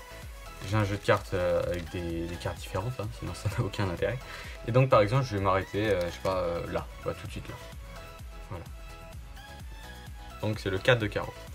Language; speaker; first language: French; native; French